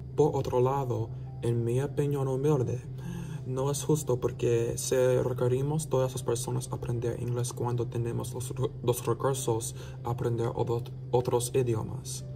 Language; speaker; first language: Spanish; non-native, learner; English